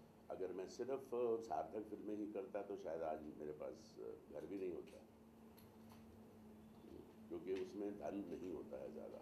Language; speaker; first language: Hindi; native; Hindi